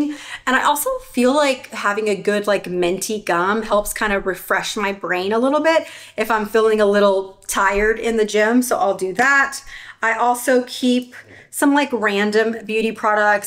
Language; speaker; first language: English; native; English